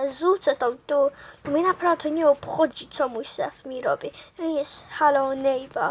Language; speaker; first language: Polish; early bilingual, heritage; Polish